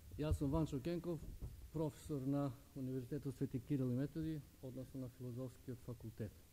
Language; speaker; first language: Macedonian; early bilingual, heritage; Macedonian